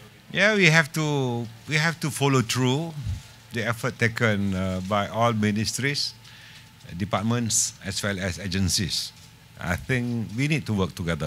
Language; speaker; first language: English; non-native, local second language; Malay